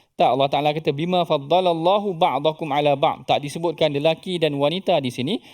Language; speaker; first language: Malay; native; Malay